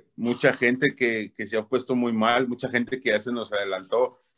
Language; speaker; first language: Spanish; native; Spanish